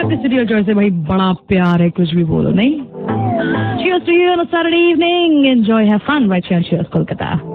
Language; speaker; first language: Hindi; native; Hindi